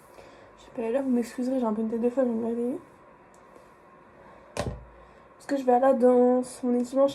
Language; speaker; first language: French; native; French